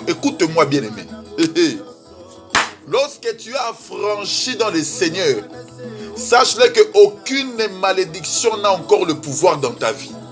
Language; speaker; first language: French; non-native, local second language; Lingala